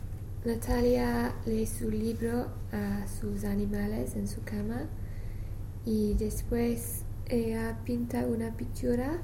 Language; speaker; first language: Spanish; non-native, learner; English